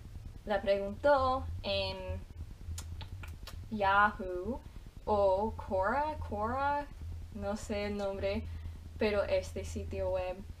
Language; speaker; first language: Spanish; non-native, fluent; English